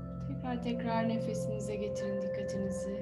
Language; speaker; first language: Turkish; native; Turkish